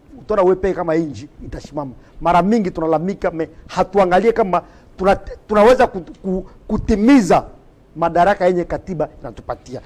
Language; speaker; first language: Swahili; native; Swahili